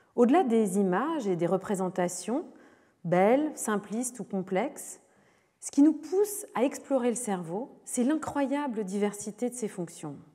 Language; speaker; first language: French; native; French